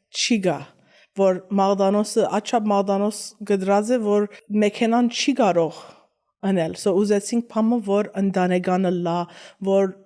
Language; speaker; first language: Armenian; early bilingual, heritage; Armenian